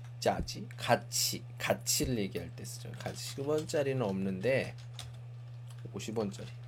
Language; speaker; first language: Korean; native; Korean